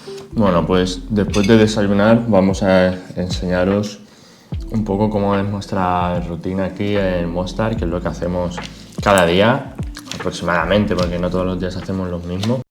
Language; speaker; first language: Spanish; native; Spanish